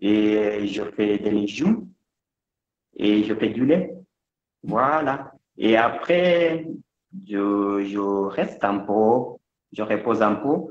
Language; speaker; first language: French; non-native, fluent; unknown